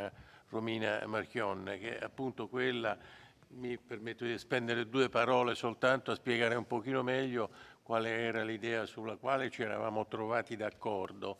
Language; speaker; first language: Italian; native; Italian